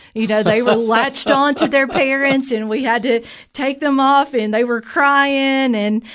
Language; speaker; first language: English; native; English